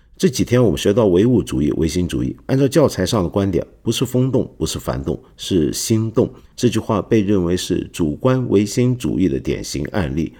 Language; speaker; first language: Chinese; non-native, local second language; Cantonese